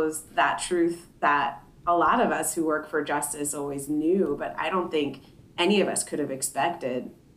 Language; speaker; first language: English; native; English